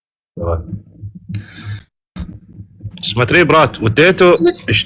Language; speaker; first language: Russian; non-native, learner; Arabic